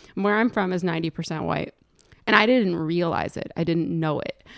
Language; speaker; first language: English; native; English